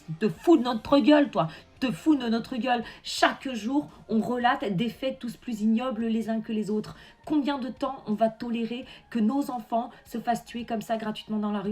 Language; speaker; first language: French; native; French